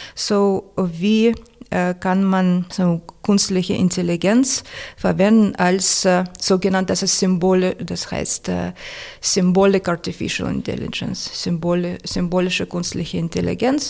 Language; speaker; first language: German; non-native, fluent; Russian